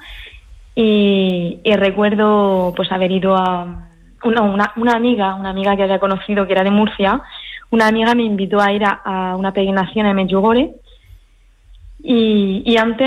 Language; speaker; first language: Spanish; early bilingual, heritage; French